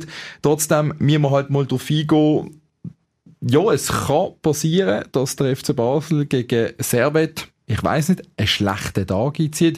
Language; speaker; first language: German; native; German